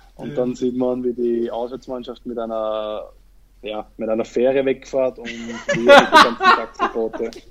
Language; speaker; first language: German; native; German